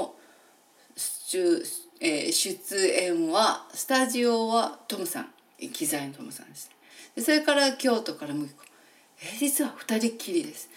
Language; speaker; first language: Japanese; native; Japanese